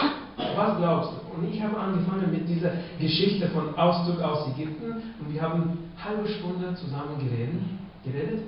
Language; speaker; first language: German; non-native, fluent; Russian